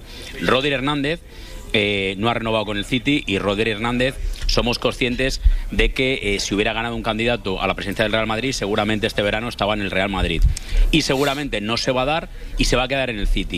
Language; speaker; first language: Spanish; native; Spanish